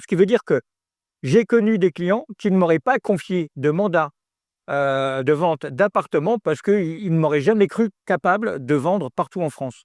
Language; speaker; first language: French; native; French